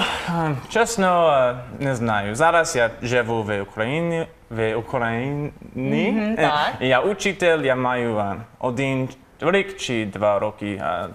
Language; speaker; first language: Ukrainian; non-native, learner; English